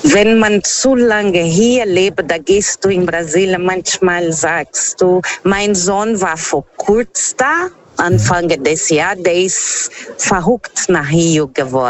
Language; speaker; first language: German; non-native, fluent; Portuguese